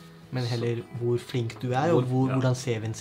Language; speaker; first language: Norwegian; native; Norwegian